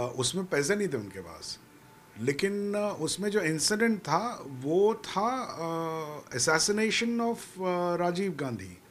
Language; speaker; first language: Hindi; native; Hindi